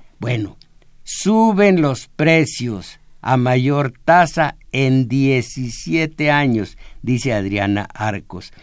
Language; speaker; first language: Spanish; native; Spanish